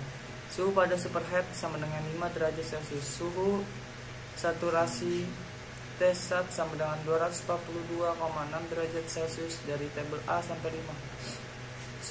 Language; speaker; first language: Indonesian; native; Indonesian